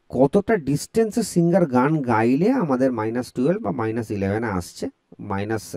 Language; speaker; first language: Bangla; native; Bangla